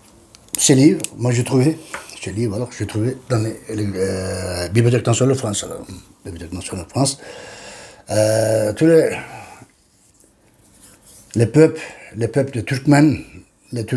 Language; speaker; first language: French; non-native, learner; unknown